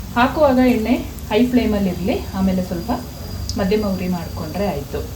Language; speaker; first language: Kannada; non-native, local second language; Kodava